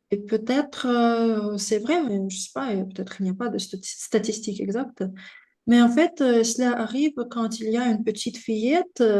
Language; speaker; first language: French; non-native, fluent; Russian